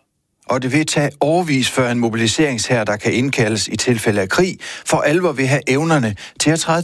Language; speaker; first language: Danish; native; Danish